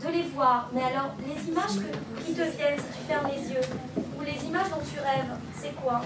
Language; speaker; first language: French; native; French